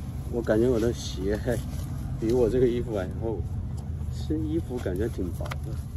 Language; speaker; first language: Chinese; native; Chinese